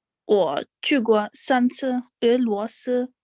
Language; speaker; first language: Chinese; non-native, learner; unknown